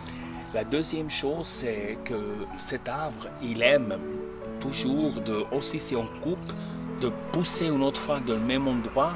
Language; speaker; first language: French; non-native, local second language; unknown